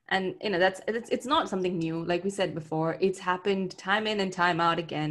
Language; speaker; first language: English; non-native, local second language; Tamil